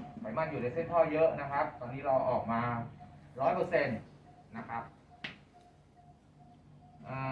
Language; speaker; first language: Thai; native; Thai